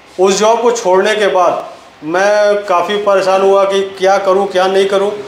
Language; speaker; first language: Hindi; native; Hindi